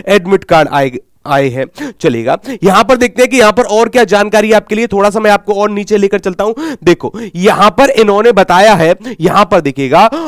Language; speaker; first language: Hindi; native; Hindi